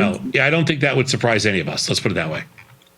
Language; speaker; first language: English; native; English